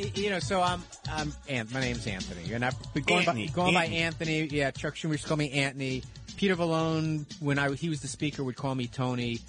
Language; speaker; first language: English; early bilingual, other home language; Italian